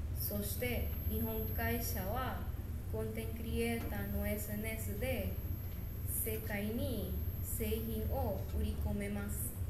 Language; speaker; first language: Japanese; non-native, learner; Spanish